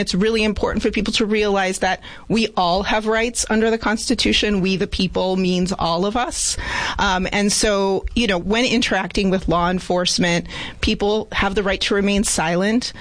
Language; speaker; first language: English; early bilingual, other home language; Spanish